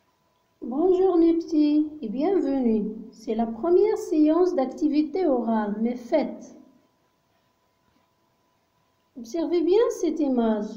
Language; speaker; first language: French; non-native, local second language; Arabic